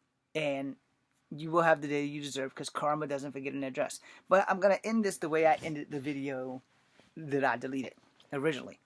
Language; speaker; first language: English; native; English